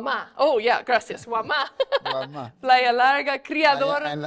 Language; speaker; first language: Spanish; non-native, fluent; English